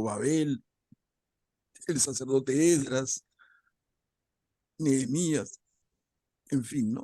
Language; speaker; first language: Spanish; native; Spanish